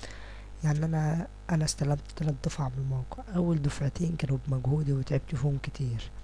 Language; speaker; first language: Arabic; native; Arabic